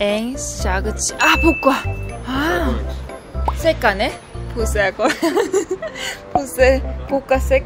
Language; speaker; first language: Portuguese; non-native, learner; Korean